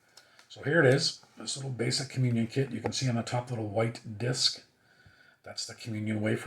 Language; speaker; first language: English; native; English